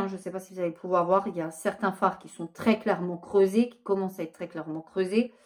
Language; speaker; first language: French; native; French